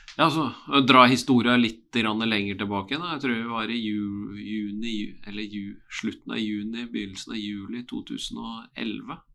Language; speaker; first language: Norwegian; native; Norwegian